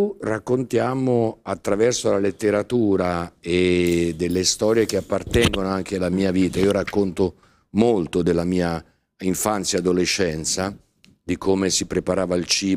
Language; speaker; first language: Italian; native; Italian